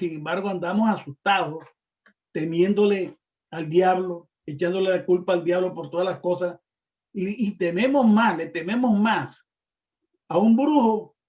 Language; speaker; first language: Spanish; native; Spanish